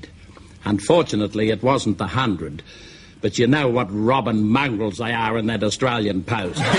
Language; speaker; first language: English; native; English